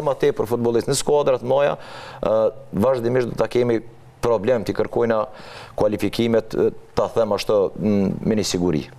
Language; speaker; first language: Albanian; native; Albanian